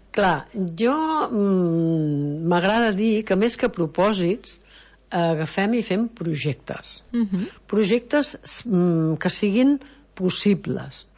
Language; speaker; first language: Catalan; native; Catalan